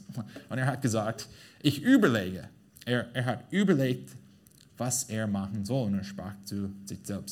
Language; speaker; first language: German; non-native, fluent; English